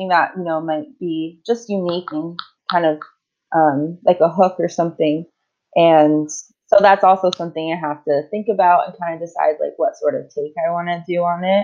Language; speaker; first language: English; native; English